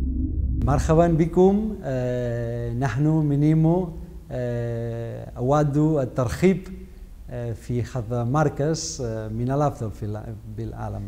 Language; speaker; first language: Arabic; non-native, learner; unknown